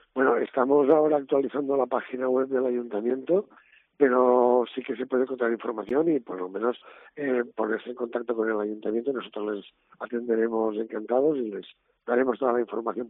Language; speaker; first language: Spanish; native; Spanish